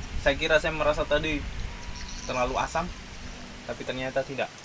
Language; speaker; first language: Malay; non-native, local second language; Javanese